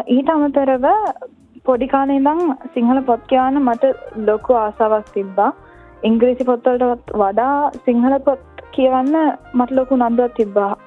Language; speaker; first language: Sinhala; native; Sinhala